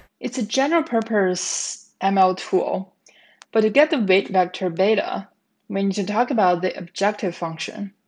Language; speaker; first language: English; native; English